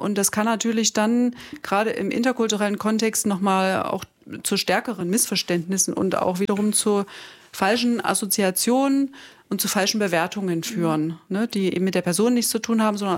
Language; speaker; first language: German; native; German